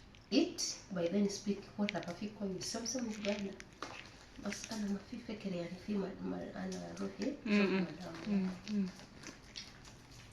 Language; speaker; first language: Arabic; non-native, learner; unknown